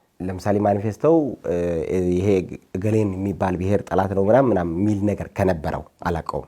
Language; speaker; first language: Amharic; non-native, local second language; Tigrinya